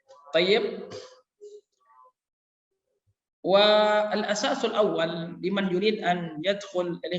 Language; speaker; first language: Arabic; non-native, fluent; Indonesian